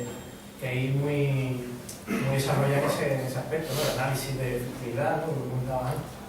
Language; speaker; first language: Spanish; native; Spanish